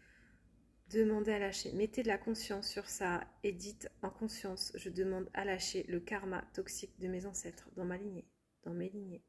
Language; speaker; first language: French; native; French